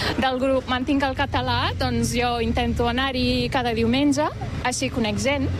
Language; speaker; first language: Catalan; non-native, fluent; Turkish